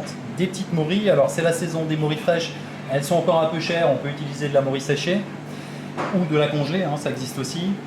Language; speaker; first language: French; native; French